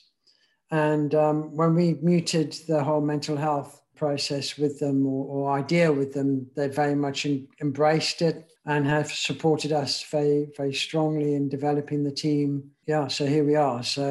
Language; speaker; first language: English; native; English